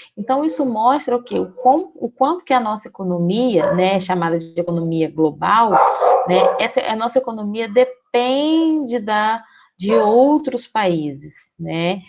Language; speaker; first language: Portuguese; native; Portuguese